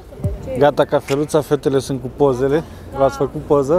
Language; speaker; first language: Romanian; native; Romanian